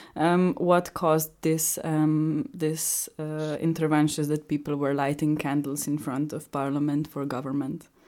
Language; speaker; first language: English; non-native, fluent; Slovenian